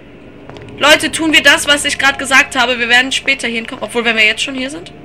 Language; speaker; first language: German; native; German